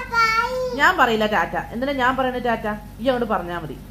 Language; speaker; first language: Malayalam; native; Malayalam